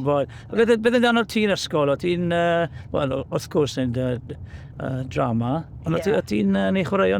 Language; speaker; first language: Welsh; native; Welsh